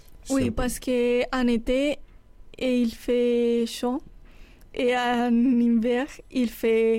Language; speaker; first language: French; non-native, learner; Spanish